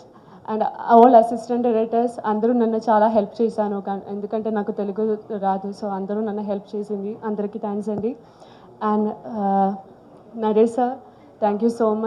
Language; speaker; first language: Telugu; non-native, learner; Malayalam